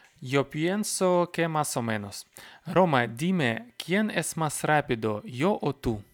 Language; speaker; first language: Spanish; non-native, learner; Russian